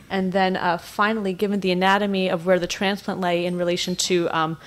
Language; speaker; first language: English; native; English